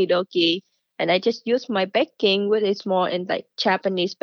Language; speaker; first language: English; non-native, fluent; Vietnamese